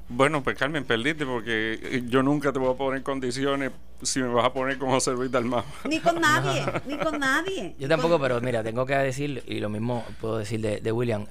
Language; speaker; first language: Spanish; native; Spanish